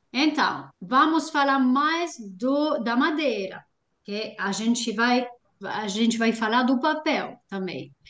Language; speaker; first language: Portuguese; non-native, fluent; French